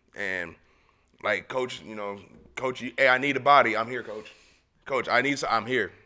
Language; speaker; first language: English; native; English